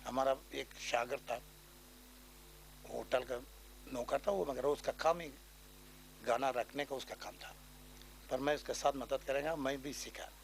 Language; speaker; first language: Hindi; non-native, learner; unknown